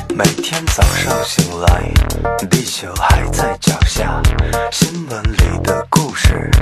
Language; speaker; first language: Chinese; native; Chinese